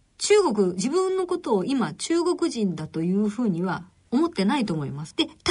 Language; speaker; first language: Japanese; native; Japanese